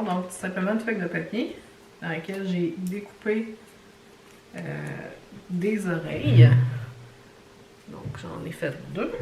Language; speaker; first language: French; native; French